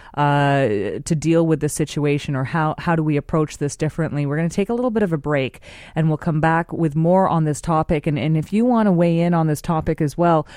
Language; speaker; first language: English; native; English